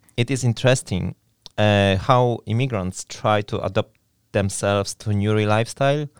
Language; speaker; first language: English; non-native, fluent; Polish